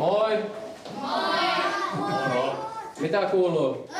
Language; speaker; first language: Finnish; native; Finnish